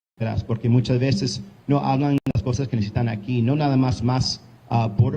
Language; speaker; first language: Spanish; early bilingual, heritage; English